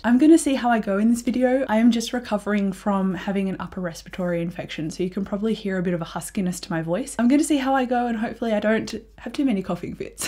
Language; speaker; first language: English; native; English